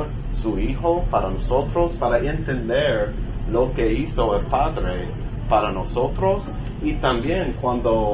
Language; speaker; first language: Spanish; non-native, learner; English